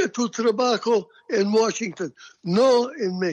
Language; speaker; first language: Spanish; non-native, fluent; English